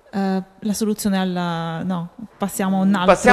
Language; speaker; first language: Italian; native; Italian